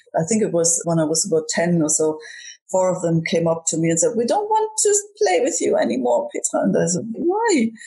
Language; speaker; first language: English; non-native, fluent; German